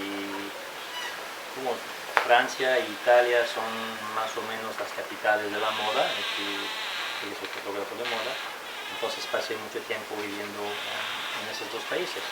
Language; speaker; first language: Spanish; non-native, fluent; French